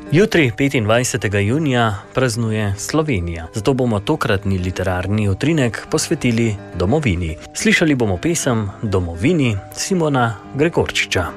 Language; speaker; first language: Slovenian; native; Slovenian